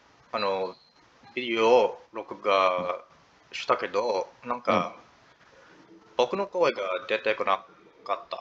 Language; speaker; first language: Japanese; non-native, learner; English